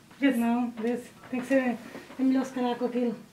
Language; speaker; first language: Portuguese; native; Portuguese